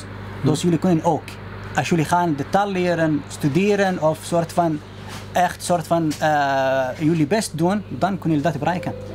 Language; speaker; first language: Dutch; non-native, fluent; Arabic